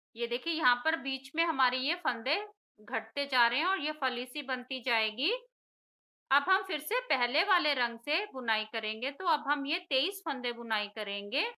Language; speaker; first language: Hindi; native; Hindi